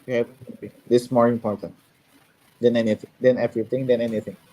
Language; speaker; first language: English; non-native, learner; Indonesian